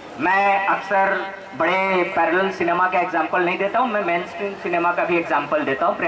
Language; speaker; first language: Hindi; non-native, local second language; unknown